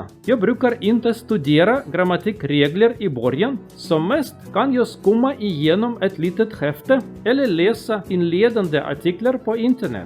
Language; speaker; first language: Swedish; non-native, learner; Russian